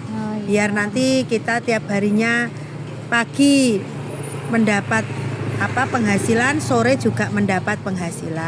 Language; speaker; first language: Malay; non-native, local second language; Javanese